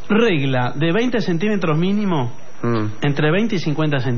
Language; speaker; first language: Spanish; native; Spanish